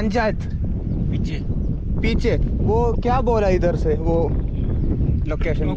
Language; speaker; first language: Hindi; non-native, learner; Malayalam